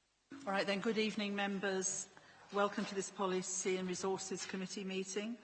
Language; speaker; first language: English; native; English